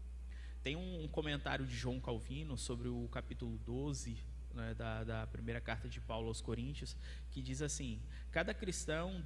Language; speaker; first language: Portuguese; native; Portuguese